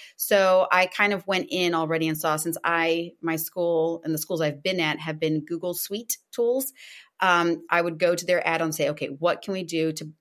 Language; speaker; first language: English; non-native, fluent; Portuguese